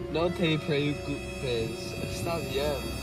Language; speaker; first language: Spanish; non-native, learner; English